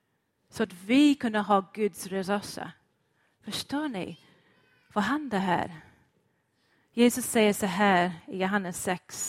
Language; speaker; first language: Swedish; non-native, fluent; English